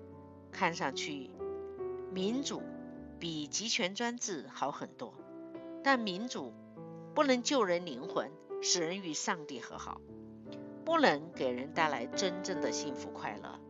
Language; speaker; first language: Chinese; native; Chinese